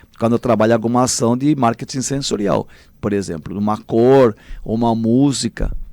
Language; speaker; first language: Portuguese; non-native, fluent; Spanish